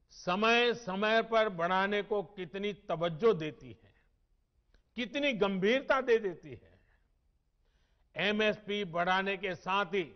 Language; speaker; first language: Hindi; non-native, local second language; Gujarati